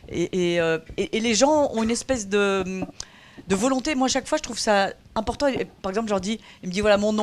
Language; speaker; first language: French; native; French